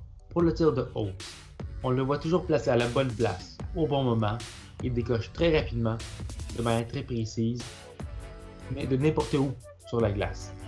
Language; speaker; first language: French; native; French